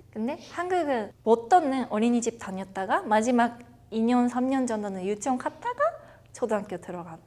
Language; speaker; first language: Korean; non-native, fluent; Japanese